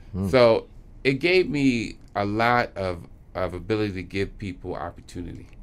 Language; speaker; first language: English; native; English